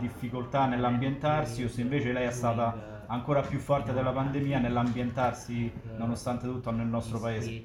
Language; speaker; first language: Italian; native; Italian